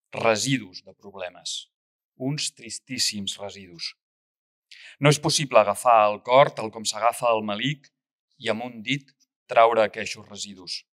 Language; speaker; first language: Catalan; native; Catalan